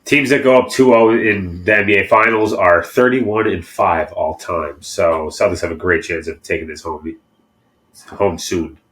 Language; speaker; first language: English; native; English